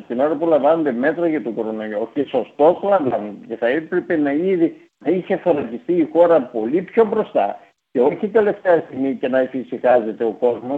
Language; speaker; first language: Greek; native; Greek